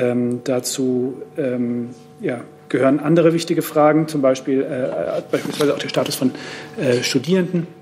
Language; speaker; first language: German; native; German